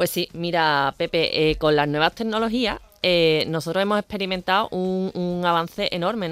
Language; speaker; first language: Spanish; native; Spanish